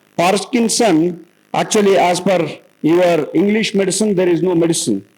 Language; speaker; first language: English; non-native, local second language; Kannada